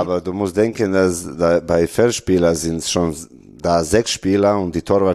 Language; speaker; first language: German; non-native, learner; Serbian